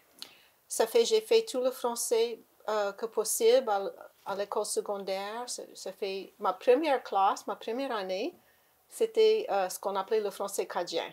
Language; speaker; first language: French; native; French